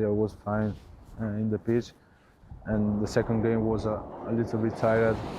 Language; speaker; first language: English; non-native, learner; Italian